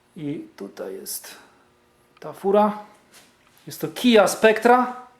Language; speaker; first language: Polish; early bilingual, heritage; Polish